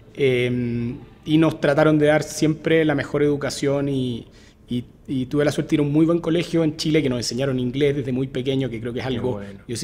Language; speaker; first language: Spanish; native; Spanish